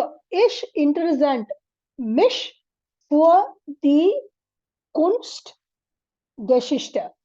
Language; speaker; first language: German; non-native, learner; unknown